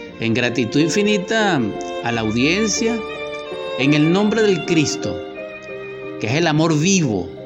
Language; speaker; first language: Spanish; native; Spanish